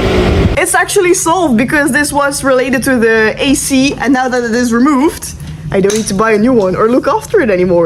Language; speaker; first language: English; non-native, fluent; Dutch